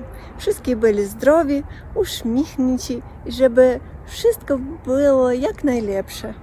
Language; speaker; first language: Polish; non-native, learner; Russian